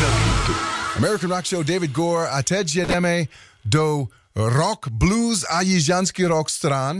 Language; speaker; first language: Czech; non-native, learner; English